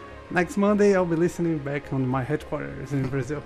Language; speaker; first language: English; non-native, fluent; Portuguese